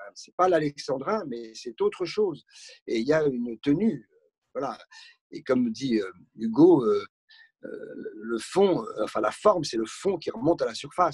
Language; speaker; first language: French; native; French